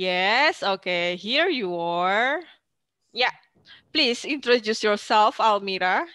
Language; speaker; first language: English; non-native, fluent; Indonesian